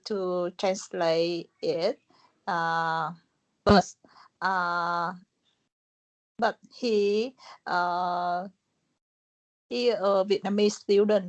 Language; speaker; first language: English; non-native, learner; Vietnamese